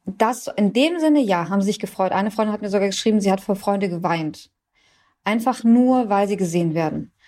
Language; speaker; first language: German; early bilingual, other home language; Persian